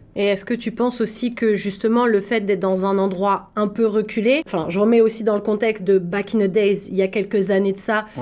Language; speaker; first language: French; native; French